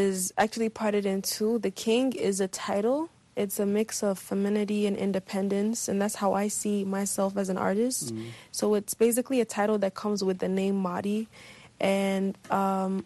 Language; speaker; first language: English; non-native, local second language; Igbo